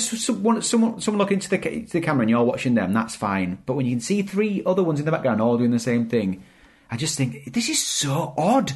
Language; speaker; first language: English; native; English